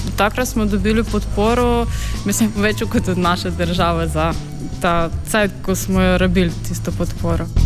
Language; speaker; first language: Slovenian; non-native, fluent; Ukrainian